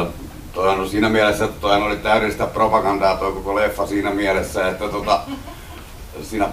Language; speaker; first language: Finnish; native; Finnish